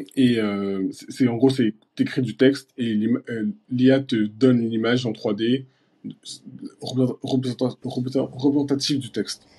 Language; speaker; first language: French; early bilingual, other home language; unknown